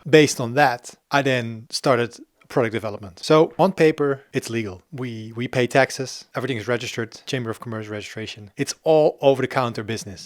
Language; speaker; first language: English; non-native, fluent; Dutch